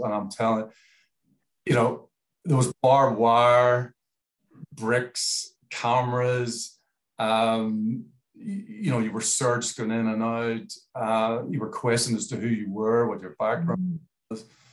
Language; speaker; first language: English; native; English